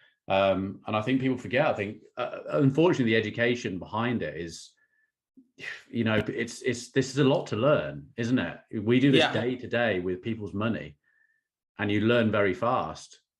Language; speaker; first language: English; native; English